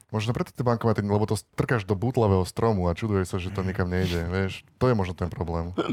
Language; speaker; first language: Slovak; native; Slovak